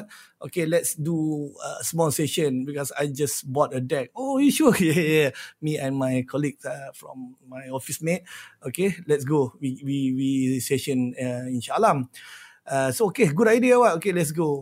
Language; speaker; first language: English; non-native, local second language; Malay